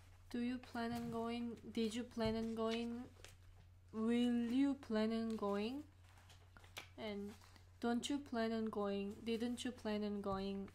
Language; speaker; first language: English; non-native, learner; Korean